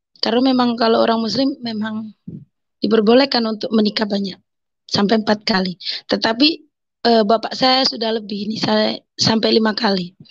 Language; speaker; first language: Indonesian; non-native, local second language; Madurese